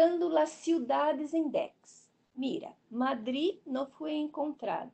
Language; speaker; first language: Spanish; non-native, learner; Portuguese